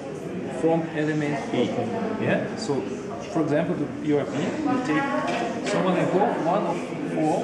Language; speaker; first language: English; non-native, learner; German